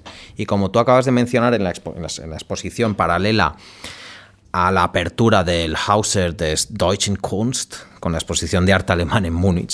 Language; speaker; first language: Spanish; native; Spanish